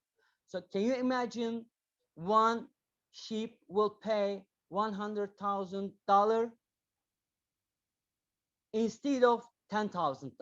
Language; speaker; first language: English; non-native, learner; Turkish